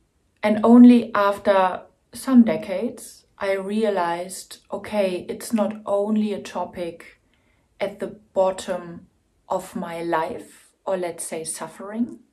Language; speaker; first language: English; non-native, fluent; German